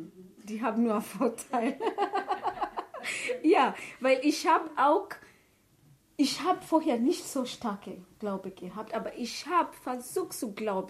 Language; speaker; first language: German; non-native, learner; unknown